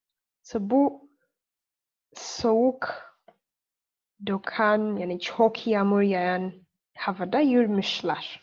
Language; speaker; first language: Turkish; non-native, fluent; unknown